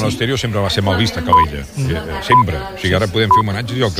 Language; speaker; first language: Catalan; native; Catalan